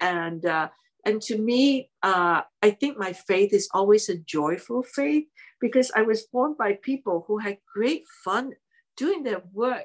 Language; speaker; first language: English; non-native, local second language; Cantonese